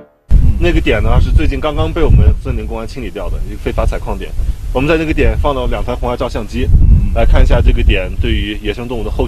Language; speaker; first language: Chinese; native; Chinese